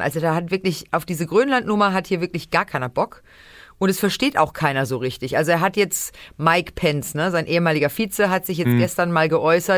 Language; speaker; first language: German; native; German